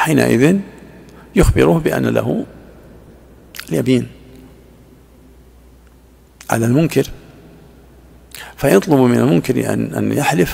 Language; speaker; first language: Arabic; native; Arabic